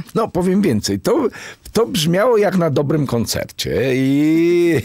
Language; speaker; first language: Polish; native; Polish